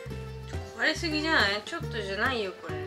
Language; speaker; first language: Japanese; native; Japanese